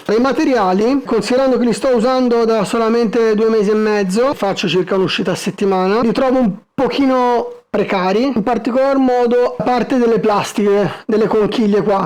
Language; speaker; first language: Italian; native; Italian